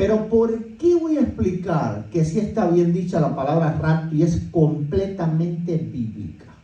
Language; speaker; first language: Spanish; native; Spanish